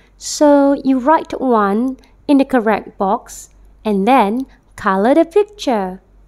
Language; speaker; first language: English; non-native, local second language; Malay